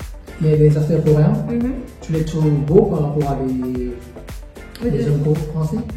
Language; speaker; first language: French; non-native, fluent; Korean